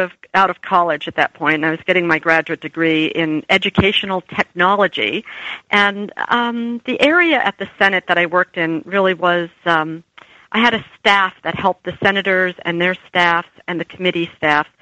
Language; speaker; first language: English; native; English